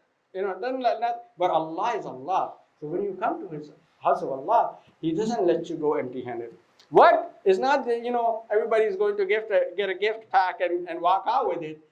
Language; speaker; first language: English; non-native, fluent; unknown